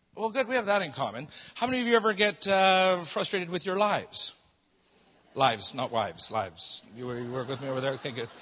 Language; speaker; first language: English; native; English